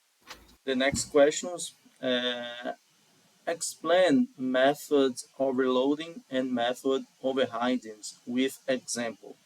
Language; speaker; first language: English; non-native, learner; Portuguese